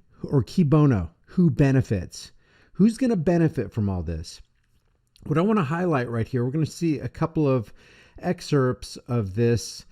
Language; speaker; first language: English; native; English